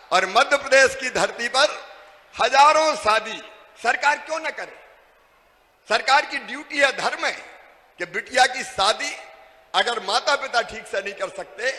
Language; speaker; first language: Hindi; native; Hindi